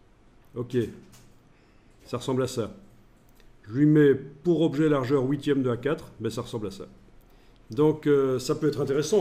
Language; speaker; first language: French; native; French